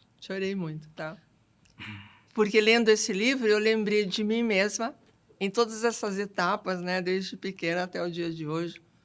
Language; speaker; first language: Portuguese; early bilingual, other home language; French